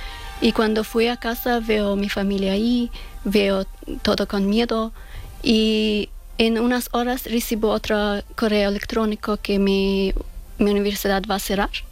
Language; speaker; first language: Spanish; non-native, learner; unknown